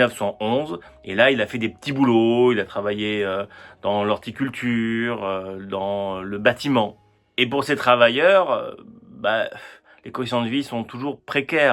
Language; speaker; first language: French; native; French